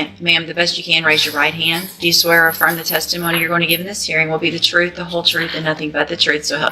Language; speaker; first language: English; native; English